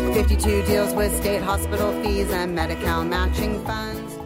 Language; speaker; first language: English; non-native, fluent; Russian